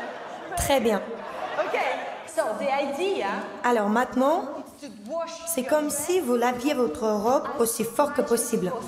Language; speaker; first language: French; non-native, fluent; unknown